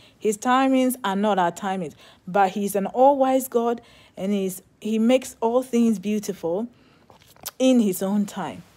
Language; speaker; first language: English; non-native, local second language; Akan